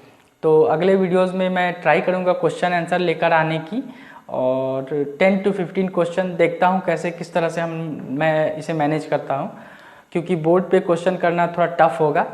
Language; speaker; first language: Hindi; native; Hindi